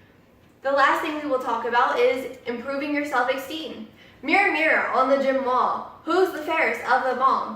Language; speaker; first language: English; native; English